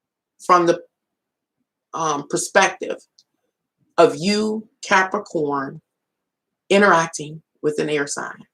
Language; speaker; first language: English; native; English